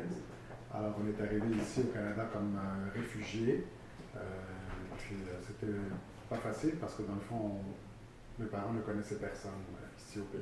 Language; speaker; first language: French; early bilingual, other home language; Arabic